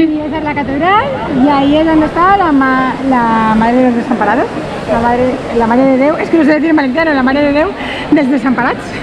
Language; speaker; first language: Spanish; native; Spanish